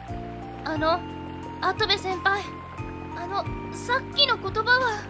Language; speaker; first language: Japanese; native; Japanese